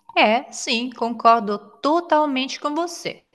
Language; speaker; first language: Portuguese; non-native, fluent; Italian